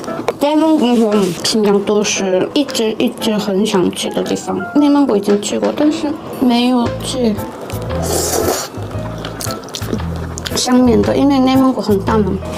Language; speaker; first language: Chinese; non-native, learner; Korean